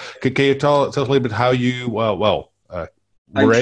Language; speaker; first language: English; non-native, fluent; Dutch